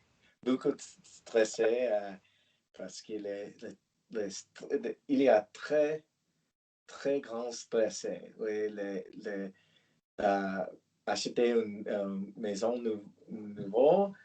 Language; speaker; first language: French; non-native, learner; English